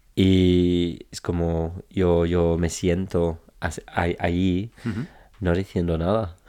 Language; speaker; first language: Spanish; non-native, fluent; English